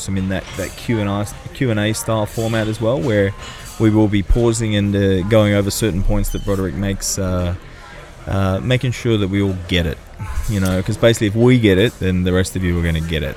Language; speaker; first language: English; native; English